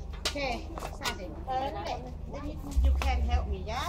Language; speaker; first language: English; non-native, learner; Thai